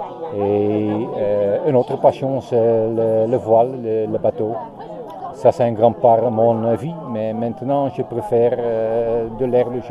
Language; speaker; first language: French; non-native, learner; Dutch